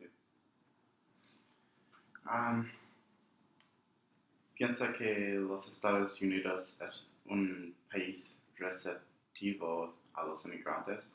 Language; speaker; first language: Spanish; non-native, learner; English